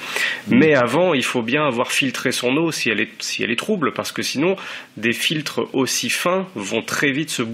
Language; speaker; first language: French; native; French